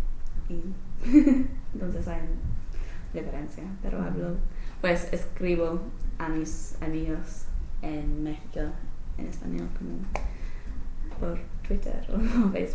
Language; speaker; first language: Spanish; non-native, learner; English